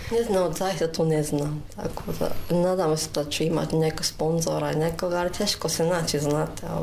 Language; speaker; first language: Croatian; non-native, learner; Japanese